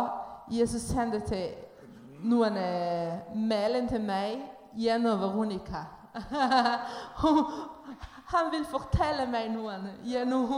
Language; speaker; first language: Norwegian; non-native, learner; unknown